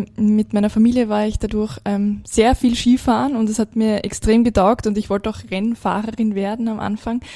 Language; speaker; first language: German; native; German